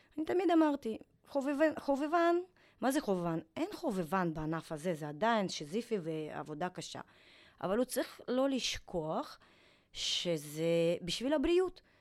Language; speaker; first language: Hebrew; non-native, fluent; Russian